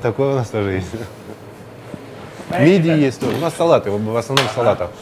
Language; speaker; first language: Russian; native; Russian